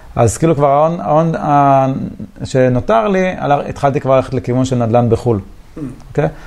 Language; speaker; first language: Hebrew; native; Hebrew